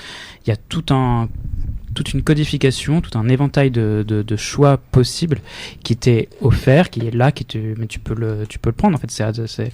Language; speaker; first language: French; native; French